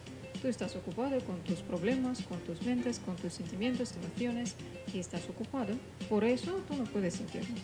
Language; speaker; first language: Spanish; non-native, fluent; Russian